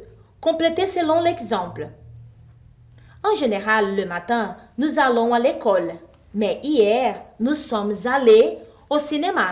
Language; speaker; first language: French; non-native, fluent; Portuguese